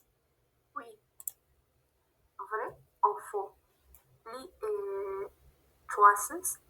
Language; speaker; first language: French; non-native, learner; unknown